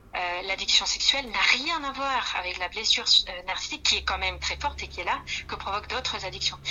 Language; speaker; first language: French; non-native, fluent; Spanish